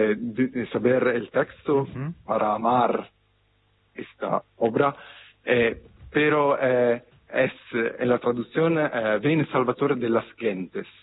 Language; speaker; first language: Spanish; non-native, fluent; Italian